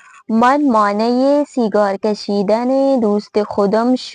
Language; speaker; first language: Persian; non-native, fluent; Urdu